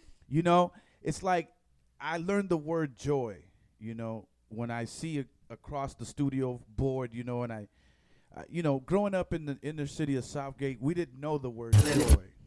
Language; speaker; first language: English; early bilingual, other home language; Spanish